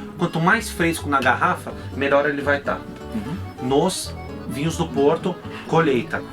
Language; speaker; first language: Portuguese; native; Portuguese